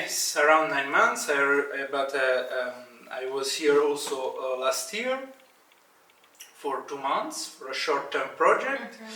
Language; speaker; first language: English; non-native, fluent; Italian